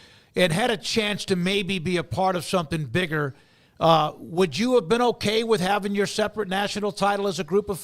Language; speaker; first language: English; native; English